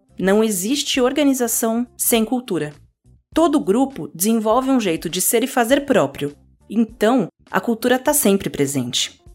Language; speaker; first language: Portuguese; native; Portuguese